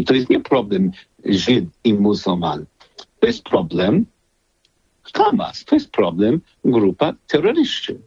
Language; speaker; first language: Polish; non-native, learner; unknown